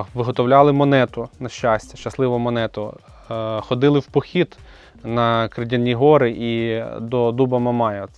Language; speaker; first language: Ukrainian; native; Ukrainian